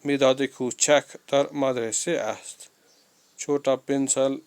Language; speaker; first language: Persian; non-native, fluent; Urdu